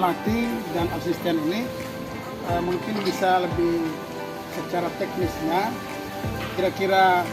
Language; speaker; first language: Indonesian; native; Indonesian